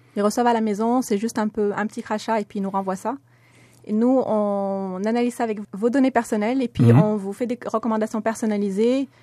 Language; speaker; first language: French; non-native, local second language; Arabic